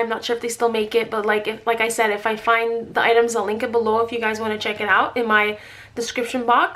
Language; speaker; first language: English; native; English